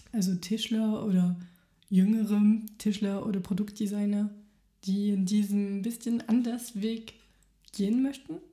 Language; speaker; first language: German; non-native, fluent; French